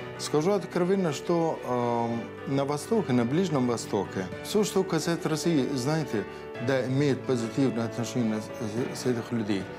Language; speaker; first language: Russian; non-native, fluent; Arabic